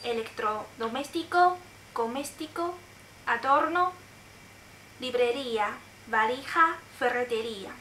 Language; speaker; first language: Spanish; non-native, fluent; Chinese